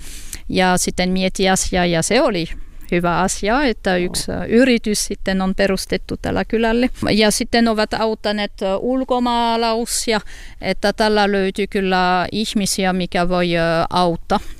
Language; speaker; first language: Finnish; non-native, learner; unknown